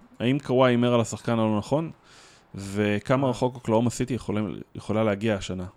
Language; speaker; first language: Hebrew; native; Hebrew